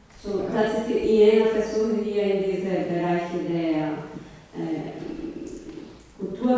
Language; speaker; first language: German; non-native, learner; Portuguese